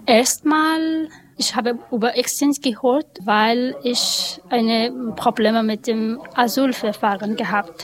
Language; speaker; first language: German; non-native, learner; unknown